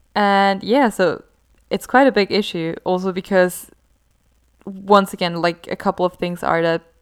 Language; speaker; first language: English; non-native, fluent; German